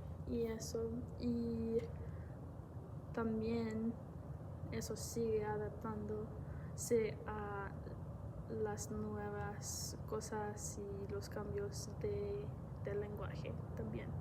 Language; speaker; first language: Spanish; non-native, fluent; English